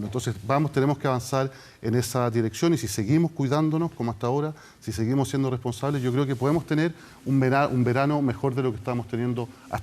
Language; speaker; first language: Spanish; native; Spanish